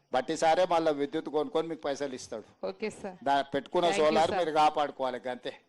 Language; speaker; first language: Telugu; native; Telugu